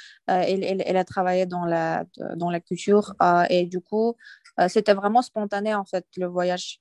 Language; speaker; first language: French; non-native, fluent; Uyghur